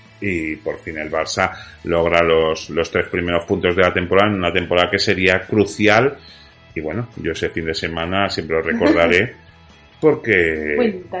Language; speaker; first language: Spanish; native; Spanish